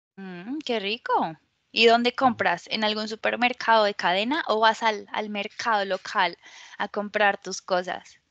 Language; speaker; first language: Spanish; native; Spanish